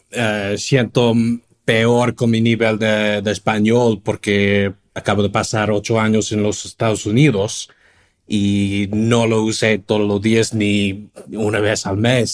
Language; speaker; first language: Spanish; non-native, fluent; English